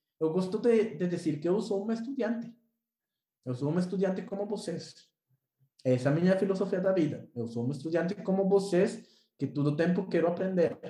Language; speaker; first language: Portuguese; non-native, learner; Spanish